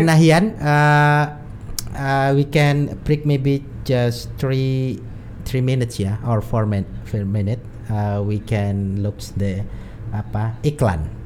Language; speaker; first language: English; non-native, learner; Indonesian